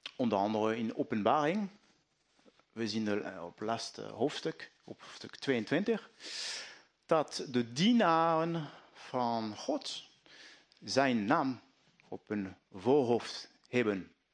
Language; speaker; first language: Dutch; non-native, fluent; French